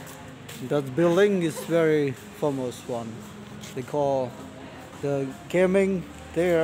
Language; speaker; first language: English; non-native, learner; Lao